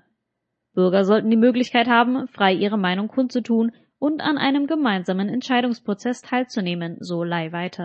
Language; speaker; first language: German; native; German